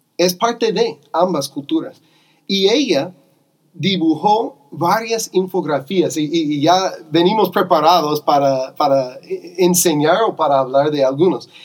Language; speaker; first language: Spanish; non-native, fluent; English